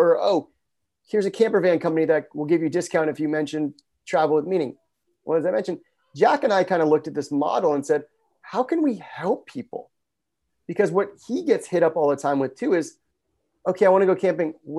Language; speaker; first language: English; native; English